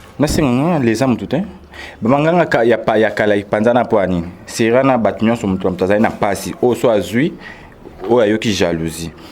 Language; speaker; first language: Lingala; native; Lingala